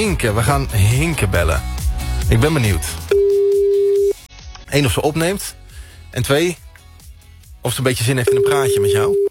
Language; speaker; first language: Dutch; native; Dutch